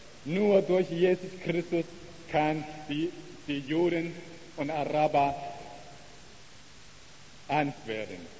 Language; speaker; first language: German; non-native, learner; Chinese